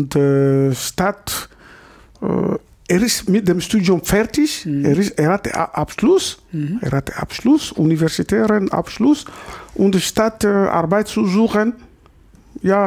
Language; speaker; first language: German; non-native, learner; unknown